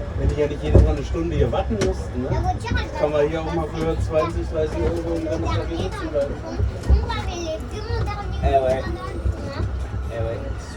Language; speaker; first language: German; native; German